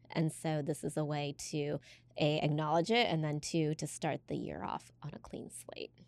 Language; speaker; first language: English; native; English